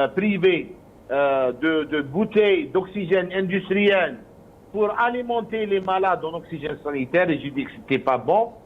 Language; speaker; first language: French; non-native, local second language; Arabic